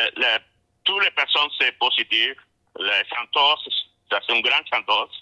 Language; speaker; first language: French; non-native, learner; Spanish